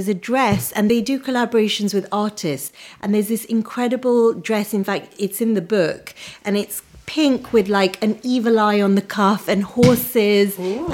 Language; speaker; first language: English; early bilingual, other home language; Punjabi